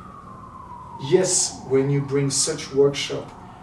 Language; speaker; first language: English; non-native, fluent; French